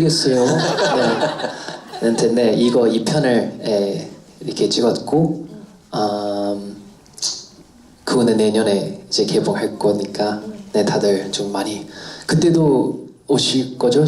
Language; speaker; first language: Korean; non-native, fluent; English